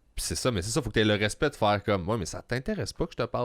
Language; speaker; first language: French; native; French